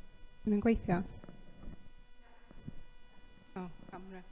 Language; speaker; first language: Welsh; native; Welsh